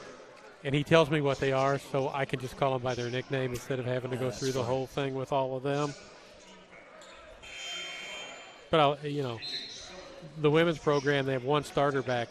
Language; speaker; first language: English; native; English